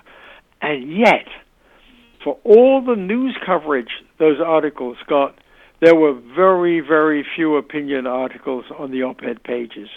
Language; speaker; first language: English; native; English